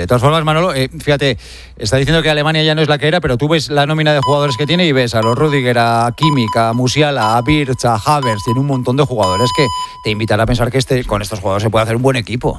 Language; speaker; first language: Spanish; native; Spanish